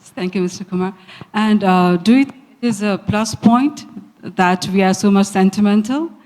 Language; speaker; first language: English; non-native, local second language; Nepali